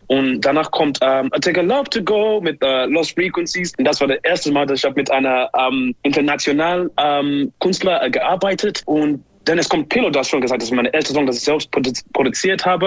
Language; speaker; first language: German; non-native, fluent; English